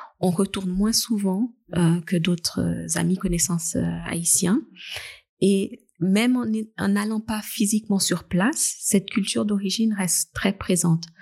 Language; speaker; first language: French; native; French